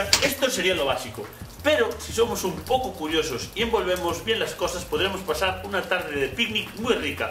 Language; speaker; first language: Spanish; native; Spanish